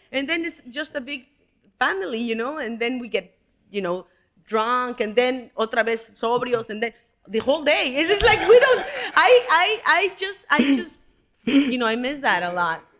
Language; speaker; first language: English; non-native, fluent; Spanish